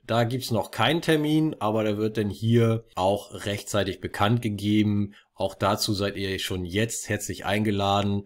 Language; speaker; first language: German; native; German